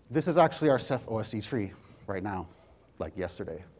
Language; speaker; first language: English; native; English